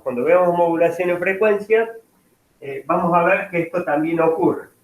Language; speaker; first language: Spanish; native; Spanish